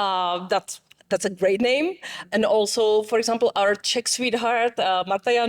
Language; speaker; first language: English; non-native, fluent; Czech